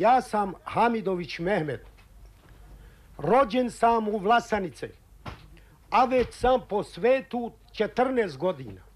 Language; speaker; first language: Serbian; non-native, local second language; Romany